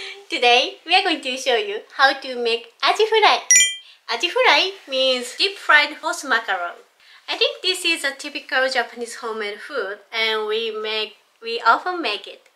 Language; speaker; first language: English; non-native, fluent; Japanese